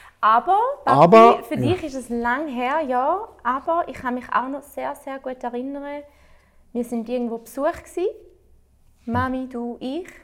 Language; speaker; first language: German; early bilingual, other home language; Albanian